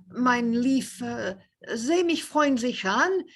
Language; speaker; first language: German; non-native, learner; English